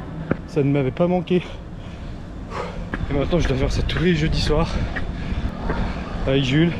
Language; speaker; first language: French; native; French